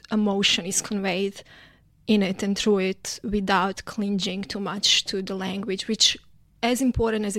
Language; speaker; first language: English; non-native, fluent; Croatian